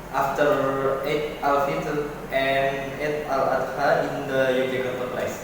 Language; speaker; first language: English; non-native, learner; Indonesian